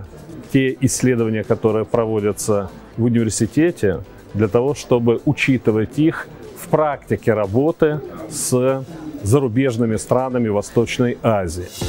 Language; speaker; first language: Russian; native; Russian